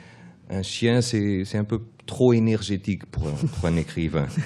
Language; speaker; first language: French; early bilingual, other home language; Portuguese